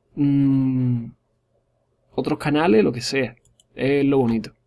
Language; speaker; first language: Spanish; native; Spanish